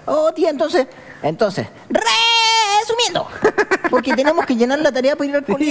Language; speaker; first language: Spanish; native; Spanish